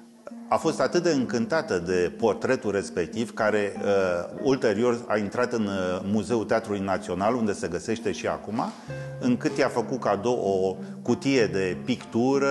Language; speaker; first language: Romanian; native; Romanian